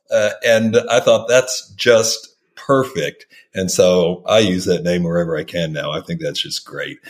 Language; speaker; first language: English; native; English